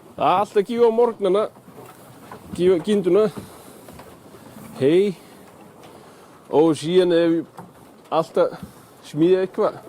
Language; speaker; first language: Icelandic; non-native, learner; Kalaallisut